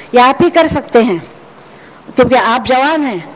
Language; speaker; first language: Hindi; non-native, local second language; Marathi